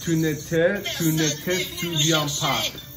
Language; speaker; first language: French; non-native, learner; Filipino